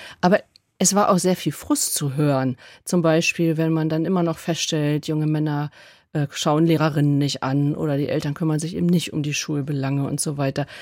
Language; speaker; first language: German; native; German